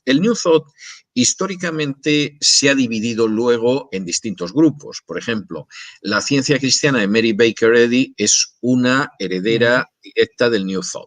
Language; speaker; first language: Spanish; native; Spanish